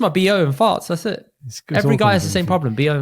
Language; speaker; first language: English; early bilingual, other home language; Punjabi